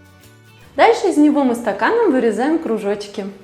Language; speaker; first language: Russian; native; Russian